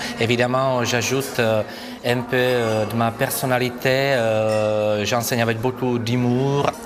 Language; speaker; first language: French; non-native, fluent; Czech